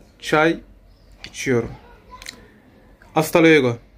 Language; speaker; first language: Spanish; non-native, fluent; Turkish